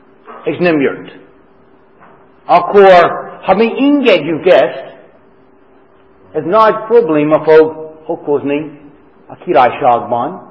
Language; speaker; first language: Hungarian; non-native, fluent; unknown